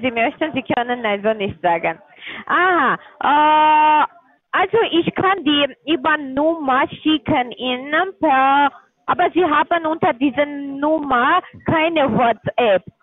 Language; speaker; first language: German; non-native, learner; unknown